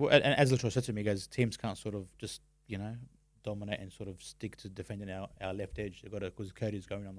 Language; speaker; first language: English; native; English